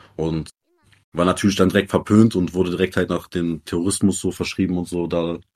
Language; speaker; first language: German; early bilingual, other home language; Arabic